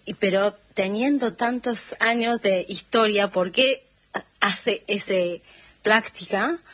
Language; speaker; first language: Spanish; non-native, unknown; Japanese